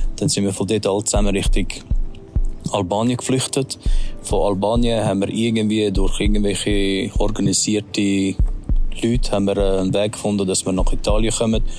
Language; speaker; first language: German; early bilingual, other home language; Albanian